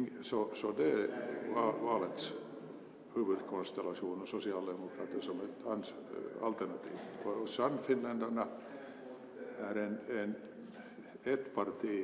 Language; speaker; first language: Swedish; non-native, local second language; Finnish